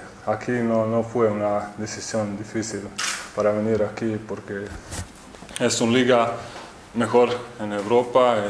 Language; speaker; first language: Spanish; non-native, learner; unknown